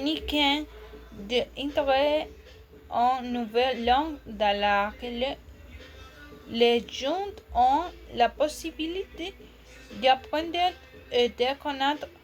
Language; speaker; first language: French; non-native, learner; Spanish